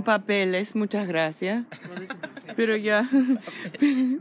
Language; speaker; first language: Spanish; non-native, fluent; English